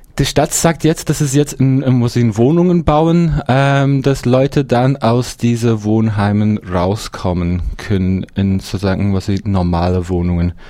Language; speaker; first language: German; non-native, fluent; English